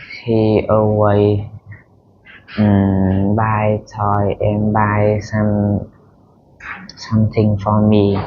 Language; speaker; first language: English; non-native, learner; Vietnamese